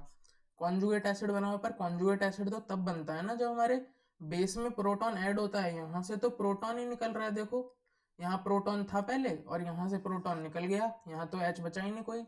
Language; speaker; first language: Hindi; native; Hindi